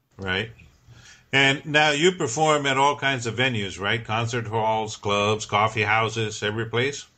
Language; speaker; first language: English; native; English